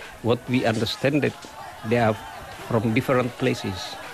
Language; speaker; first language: English; non-native, learner; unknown